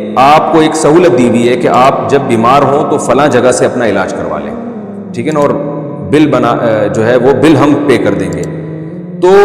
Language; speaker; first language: Urdu; native; Urdu